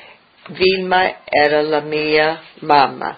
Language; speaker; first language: Italian; early bilingual, heritage; English